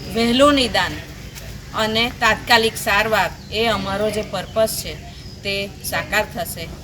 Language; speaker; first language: Gujarati; native; Gujarati